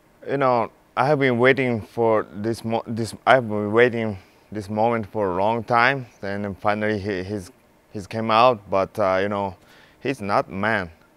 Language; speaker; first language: English; non-native, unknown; Japanese